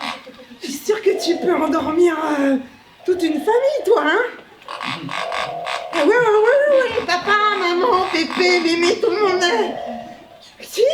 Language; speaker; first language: French; native; French